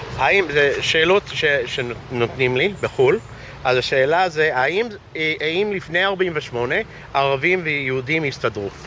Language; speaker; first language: Hebrew; non-native, fluent; English